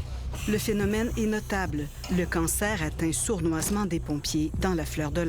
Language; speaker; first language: French; native; French